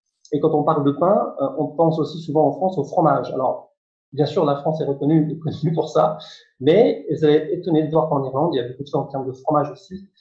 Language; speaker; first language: French; native; French